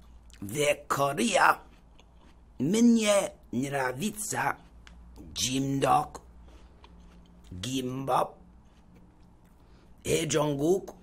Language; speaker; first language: Russian; non-native, learner; English